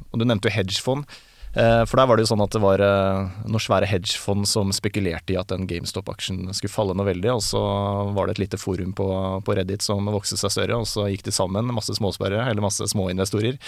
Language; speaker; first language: Norwegian; native; Norwegian